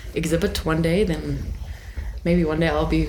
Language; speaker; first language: English; native; English